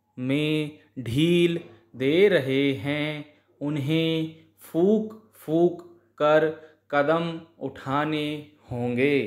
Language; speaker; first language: Hindi; native; Hindi